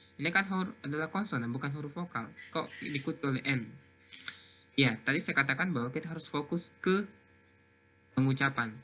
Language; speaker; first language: Indonesian; native; Indonesian